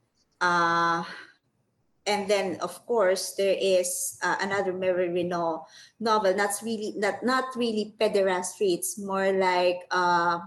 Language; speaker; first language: English; non-native, local second language; Filipino